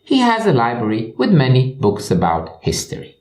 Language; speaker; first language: English; non-native, fluent; Romanian